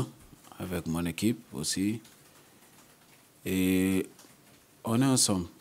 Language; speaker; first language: French; non-native, learner; English